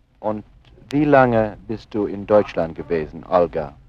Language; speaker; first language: German; non-native, fluent; English